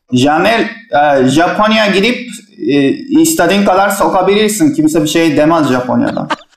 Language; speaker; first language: Turkish; non-native, fluent; Japanese